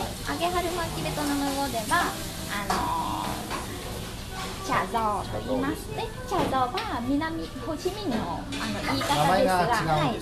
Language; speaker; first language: Japanese; non-native, fluent; Vietnamese